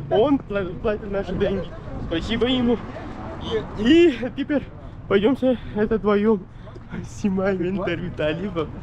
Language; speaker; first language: Russian; non-native, learner; Pashto